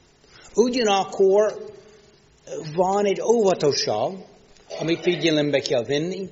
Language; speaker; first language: Hungarian; non-native, fluent; English